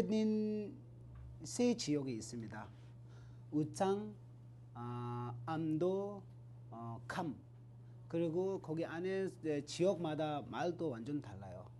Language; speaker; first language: Korean; non-native, learner; Tibetan